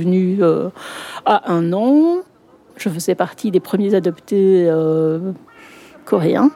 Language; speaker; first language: French; native; French